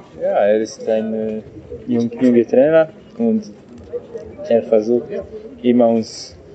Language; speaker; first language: German; non-native, learner; Spanish